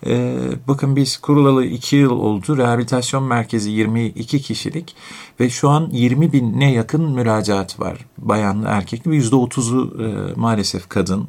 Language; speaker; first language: Turkish; native; Turkish